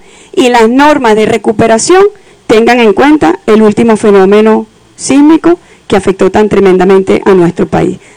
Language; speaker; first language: Spanish; native; Spanish